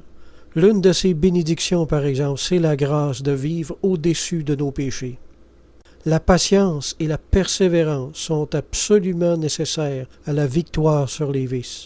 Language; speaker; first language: French; native; French